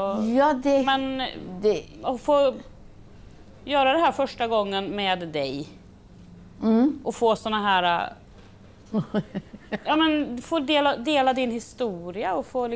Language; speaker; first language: Swedish; native; Swedish